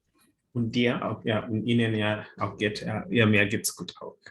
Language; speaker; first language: German; non-native, fluent; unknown